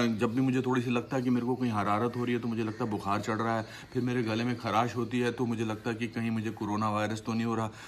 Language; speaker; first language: Hindi; native; Hindi